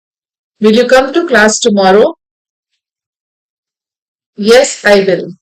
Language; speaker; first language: English; non-native, local second language; Hindi